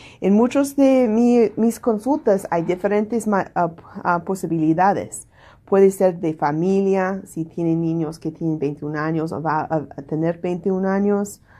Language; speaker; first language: Spanish; non-native, learner; English